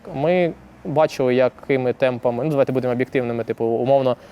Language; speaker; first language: Ukrainian; native; Ukrainian